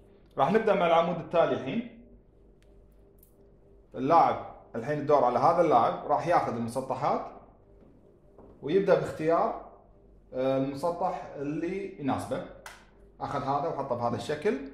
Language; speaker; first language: Arabic; native; Arabic